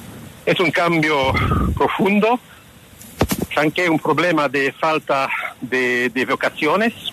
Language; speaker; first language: Spanish; non-native, fluent; French